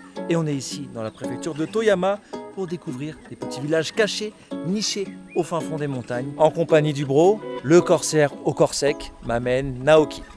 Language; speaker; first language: French; native; French